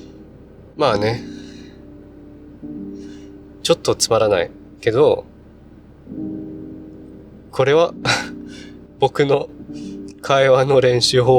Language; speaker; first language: Japanese; non-native, learner; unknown